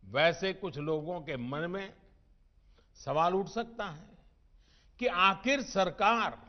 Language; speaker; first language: Hindi; non-native, local second language; Gujarati